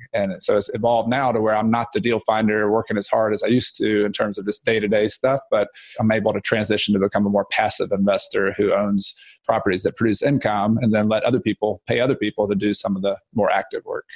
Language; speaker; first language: English; native; English